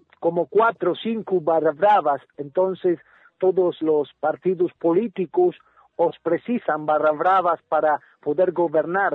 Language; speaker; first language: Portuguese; non-native, learner; Spanish